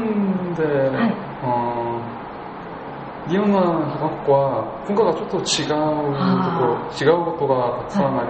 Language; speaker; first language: Japanese; non-native, learner; Korean